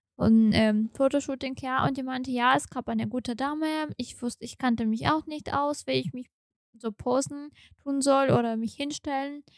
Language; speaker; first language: German; non-native, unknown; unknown